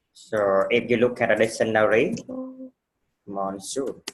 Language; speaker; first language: English; non-native, fluent; Vietnamese